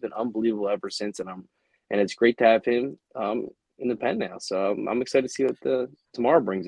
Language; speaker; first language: English; native; English